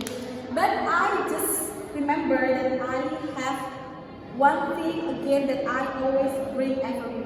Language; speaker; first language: English; non-native, learner; Indonesian